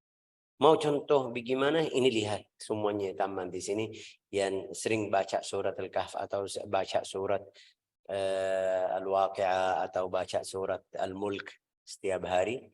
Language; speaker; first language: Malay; non-native, fluent; Arabic